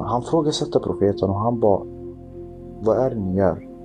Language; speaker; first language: Swedish; early bilingual, other home language; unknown